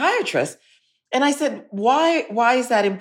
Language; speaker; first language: English; native; English